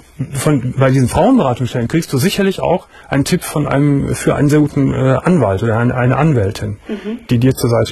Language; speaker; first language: German; native; German